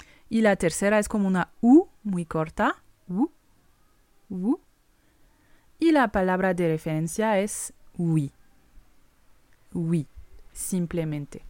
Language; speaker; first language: Spanish; non-native, fluent; French